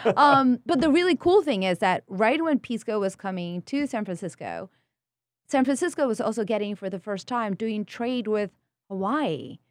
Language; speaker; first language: English; early bilingual, other home language; Spanish